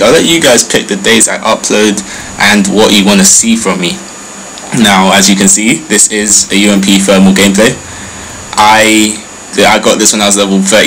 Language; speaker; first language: English; native; English